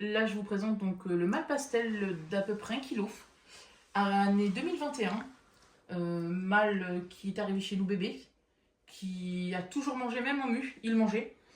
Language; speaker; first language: French; native; French